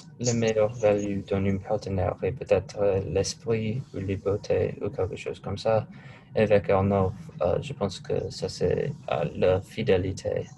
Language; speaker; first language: French; non-native, learner; English